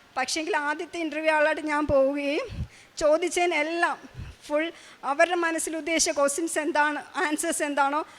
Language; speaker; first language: Malayalam; native; Malayalam